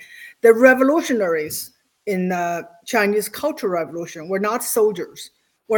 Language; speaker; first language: English; non-native, fluent; Chinese